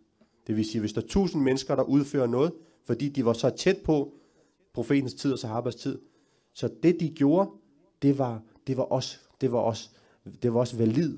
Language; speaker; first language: Danish; early bilingual, other home language; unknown